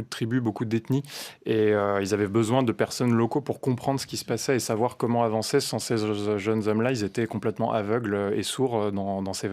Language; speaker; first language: French; native; French